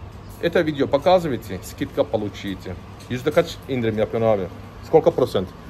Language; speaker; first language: Russian; non-native, learner; Turkish